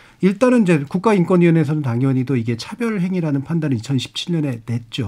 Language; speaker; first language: Korean; native; Korean